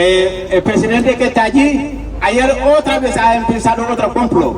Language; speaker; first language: Spanish; non-native, learner; Wolof